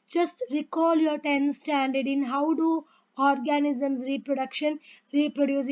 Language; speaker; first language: English; non-native, local second language; Kannada